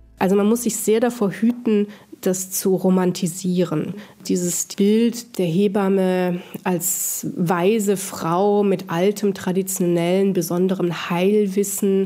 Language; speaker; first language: German; native; German